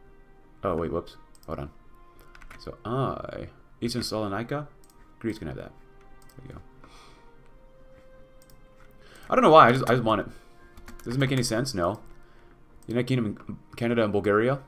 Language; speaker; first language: English; native; English